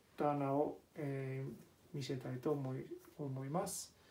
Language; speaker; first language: Japanese; non-native, fluent; Italian